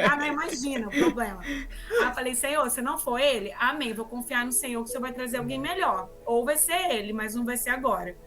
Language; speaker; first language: Portuguese; native; Portuguese